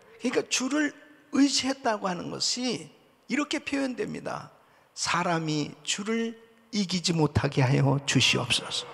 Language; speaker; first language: Korean; native; Korean